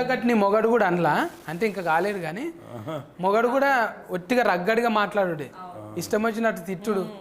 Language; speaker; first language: Telugu; native; Telugu